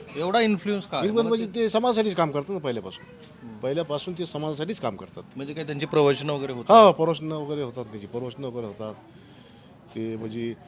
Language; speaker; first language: Marathi; non-native, local second language; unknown